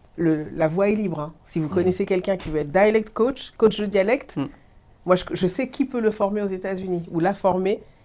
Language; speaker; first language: French; early bilingual, other home language; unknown